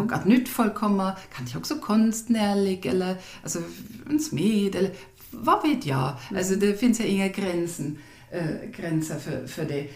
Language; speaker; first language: Swedish; non-native, fluent; German